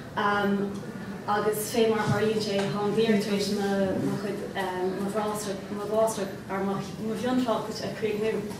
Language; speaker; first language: Irish; non-native, local second language; English